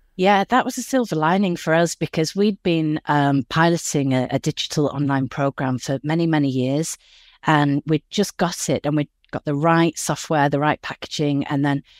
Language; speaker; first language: English; native; English